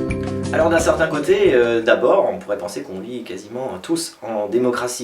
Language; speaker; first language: French; native; French